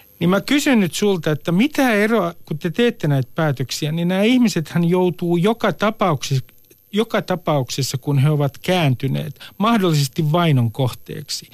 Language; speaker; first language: Finnish; native; Finnish